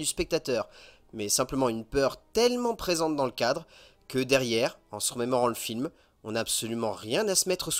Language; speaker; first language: French; native; French